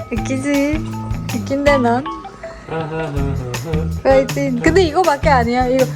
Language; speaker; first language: Korean; non-native, learner; Spanish